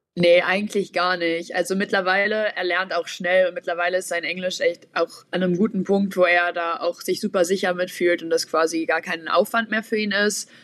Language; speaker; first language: German; native; German